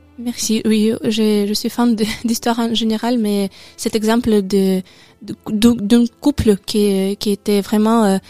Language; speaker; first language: French; non-native, learner; Russian